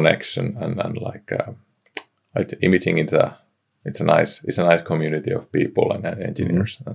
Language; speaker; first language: English; non-native, fluent; Finnish